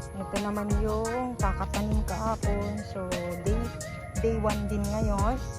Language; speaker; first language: Filipino; non-native, local second language; Iloko